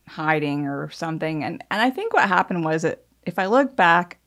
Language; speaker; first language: English; native; English